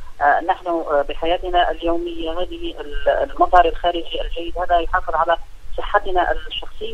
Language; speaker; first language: Arabic; native; Arabic